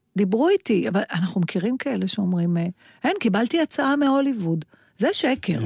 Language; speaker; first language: Hebrew; native; Hebrew